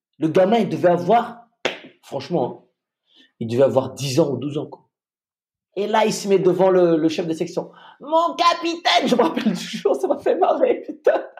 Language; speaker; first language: French; non-native, local second language; Malagasy